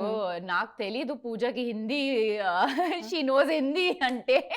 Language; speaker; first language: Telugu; non-native, learner; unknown